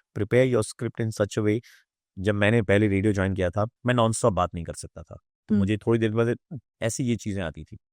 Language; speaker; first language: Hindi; native; Hindi